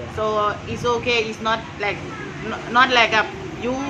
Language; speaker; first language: English; non-native, fluent; Thai